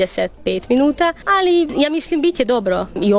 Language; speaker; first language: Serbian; non-native, local second language; Hungarian